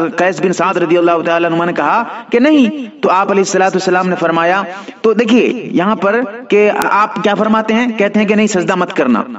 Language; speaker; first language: Urdu; native; Urdu